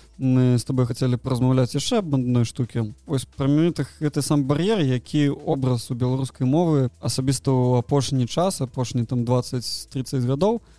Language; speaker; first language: Belarusian; non-native, local second language; Russian